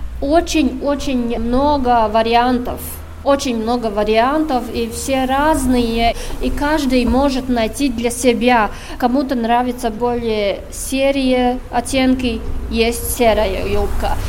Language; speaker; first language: Russian; non-native, local second language; Latvian